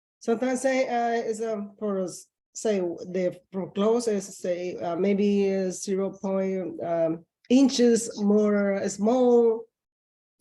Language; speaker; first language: English; non-native, learner; Spanish